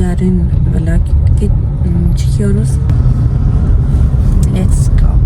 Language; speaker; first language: Turkish; non-native, learner; Persian